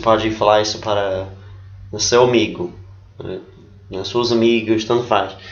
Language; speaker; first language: Portuguese; non-native, fluent; English